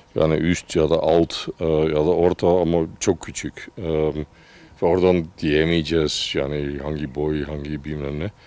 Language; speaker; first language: Turkish; non-native, fluent; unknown